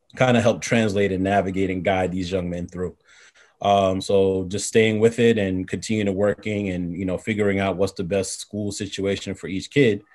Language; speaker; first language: English; native; English